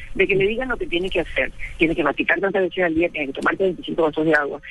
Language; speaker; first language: Spanish; native; Spanish